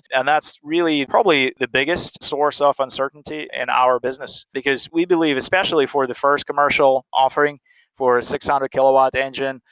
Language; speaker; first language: English; non-native, fluent; Russian